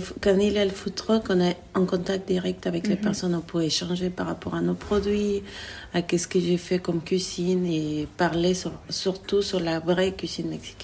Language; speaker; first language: French; non-native, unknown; Spanish